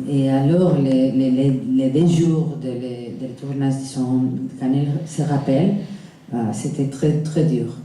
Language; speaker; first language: French; non-native, fluent; Spanish